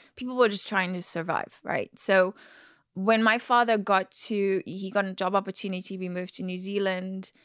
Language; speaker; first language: English; native; English